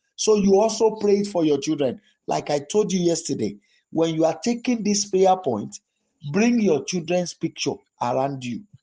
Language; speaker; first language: English; non-native, local second language; Yoruba